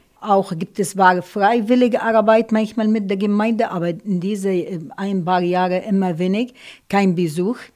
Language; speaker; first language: German; non-native, learner; Arabic